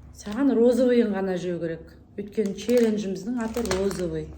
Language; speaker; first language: Kazakh; non-native, local second language; Russian